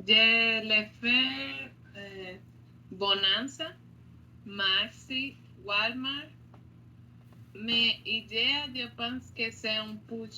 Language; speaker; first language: French; non-native, learner; Spanish